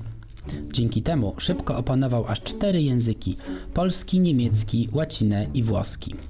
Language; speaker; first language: Polish; native; Polish